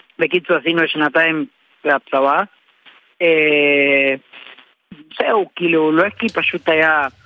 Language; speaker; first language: Hebrew; non-native, learner; Spanish